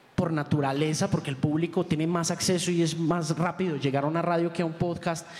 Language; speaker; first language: Spanish; native; Spanish